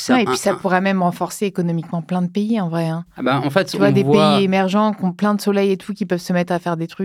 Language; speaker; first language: French; native; French